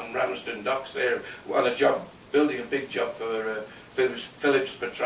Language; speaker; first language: English; native; English